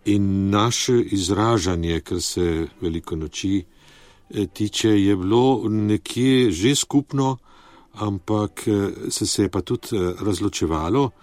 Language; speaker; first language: Slovenian; early bilingual, heritage; Slovenian